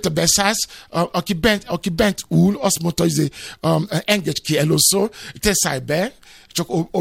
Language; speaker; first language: Hungarian; non-native, fluent; Yoruba